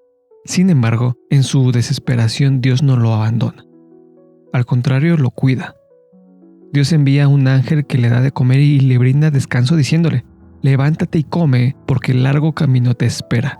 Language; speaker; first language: Spanish; native; Spanish